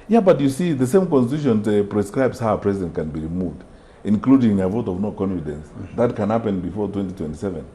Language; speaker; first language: English; non-native, local second language; Gusii